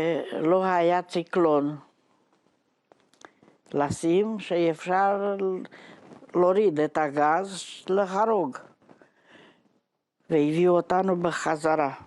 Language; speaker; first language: Hebrew; non-native, fluent; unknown